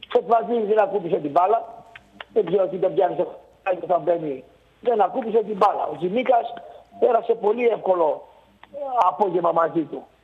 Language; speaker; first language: Greek; native; Greek